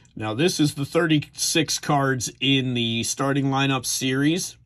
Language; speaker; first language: English; native; English